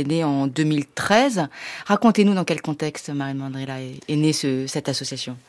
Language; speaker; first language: French; native; French